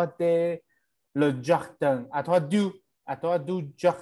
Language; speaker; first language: French; non-native, learner; English